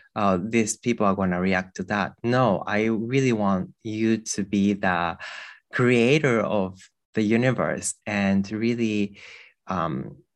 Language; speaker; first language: English; non-native, fluent; Japanese